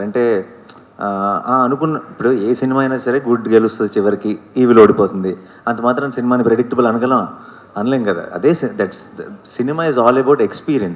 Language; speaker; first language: Telugu; native; Telugu